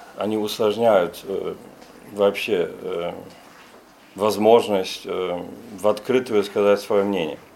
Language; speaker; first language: Russian; non-native, fluent; German